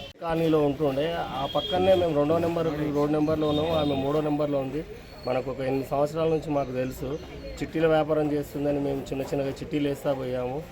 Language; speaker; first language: Telugu; native; Telugu